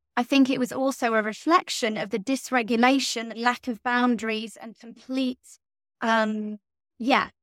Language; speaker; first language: English; native; English